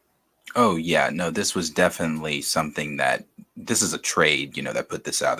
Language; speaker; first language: English; native; English